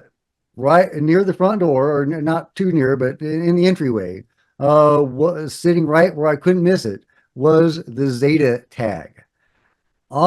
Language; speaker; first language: English; native; English